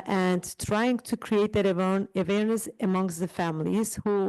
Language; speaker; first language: English; non-native, fluent; Turkish